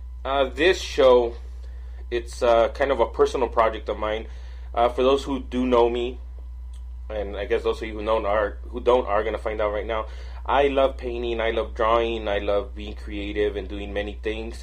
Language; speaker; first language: English; native; English